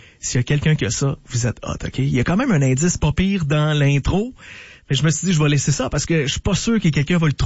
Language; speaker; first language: French; native; French